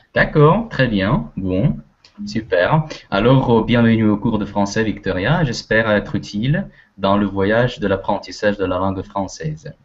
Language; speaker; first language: French; non-native, fluent; Russian